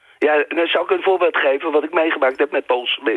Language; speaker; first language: Dutch; native; Dutch